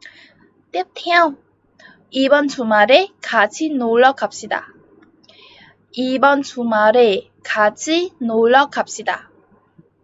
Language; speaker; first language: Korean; non-native, fluent; Vietnamese